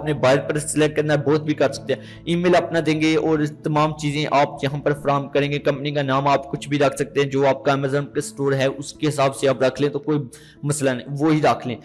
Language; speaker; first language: Urdu; non-native, local second language; Punjabi